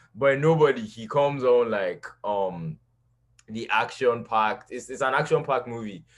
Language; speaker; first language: English; non-native, local second language; Yoruba